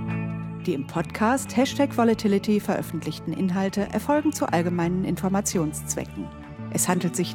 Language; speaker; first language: German; native; German